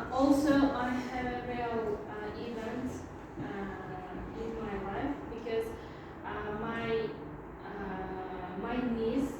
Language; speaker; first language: English; non-native, learner; Uzbek